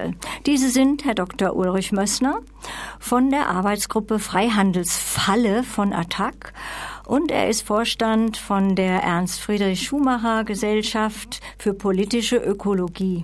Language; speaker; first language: German; native; German